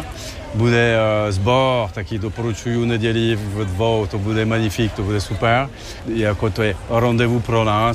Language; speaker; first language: Czech; non-native, learner; French